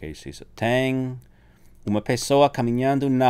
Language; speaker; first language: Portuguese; non-native, fluent; English